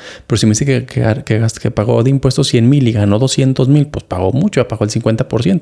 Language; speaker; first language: Spanish; native; Spanish